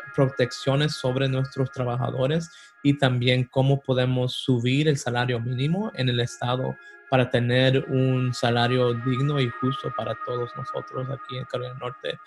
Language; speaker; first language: Spanish; early bilingual, heritage; Spanish